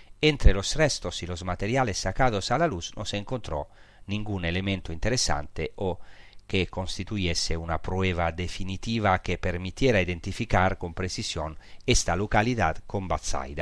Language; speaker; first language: Spanish; non-native, fluent; Italian